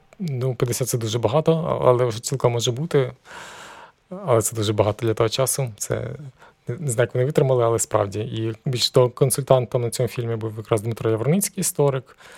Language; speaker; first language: Ukrainian; native; Ukrainian